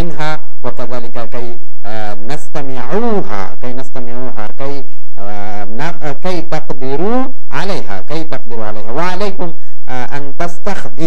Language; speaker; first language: Arabic; non-native, fluent; Bangla